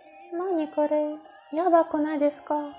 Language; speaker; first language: Japanese; non-native, learner; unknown